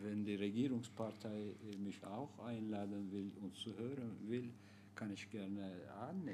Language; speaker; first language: German; non-native, fluent; Turkish